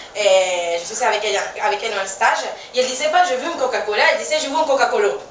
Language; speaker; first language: French; non-native, fluent; Spanish